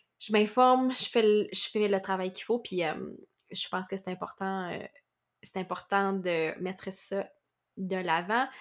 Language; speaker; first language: French; native; French